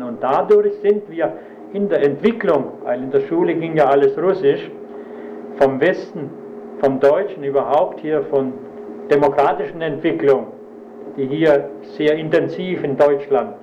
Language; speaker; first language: German; early bilingual, heritage; German